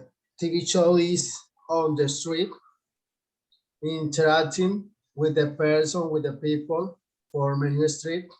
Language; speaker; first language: English; non-native, learner; Spanish